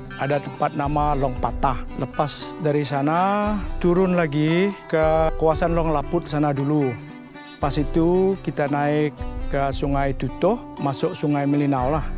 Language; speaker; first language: Malay; non-native, local second language; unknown